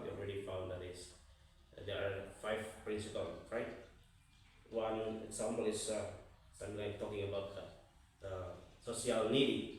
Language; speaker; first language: English; non-native, fluent; Indonesian